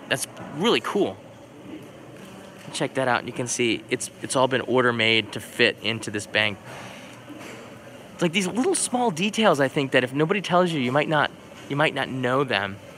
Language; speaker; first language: English; native; English